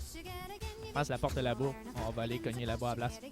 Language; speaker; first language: French; native; French